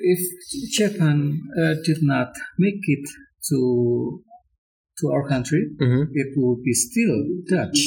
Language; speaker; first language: English; non-native, learner; Indonesian